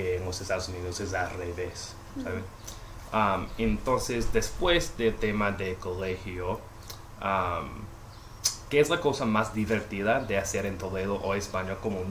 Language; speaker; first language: Spanish; non-native, learner; English